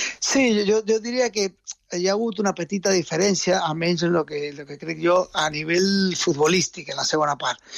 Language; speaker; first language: Catalan; non-native, fluent; Spanish